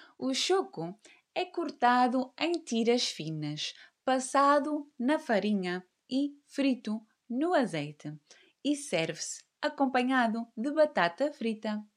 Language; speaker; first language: Portuguese; native; Portuguese